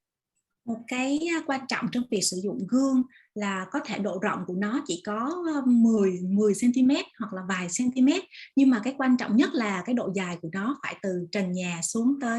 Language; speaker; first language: Vietnamese; native; Vietnamese